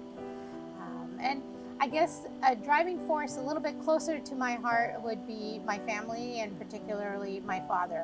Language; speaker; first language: English; native; English